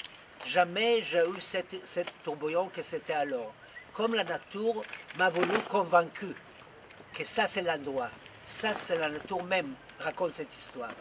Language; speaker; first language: French; non-native, fluent; Hebrew